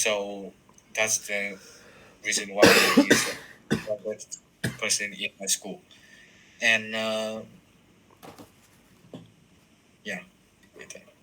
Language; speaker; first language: English; non-native, learner; Vietnamese